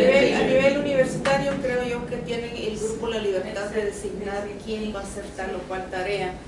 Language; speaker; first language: Spanish; native; Spanish